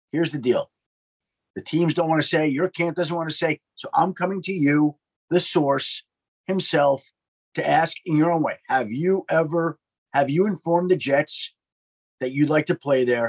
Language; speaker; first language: English; native; English